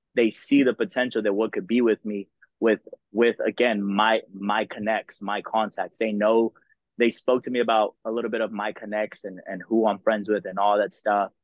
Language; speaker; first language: English; native; English